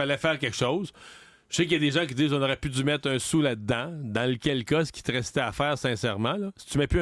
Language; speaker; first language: French; native; French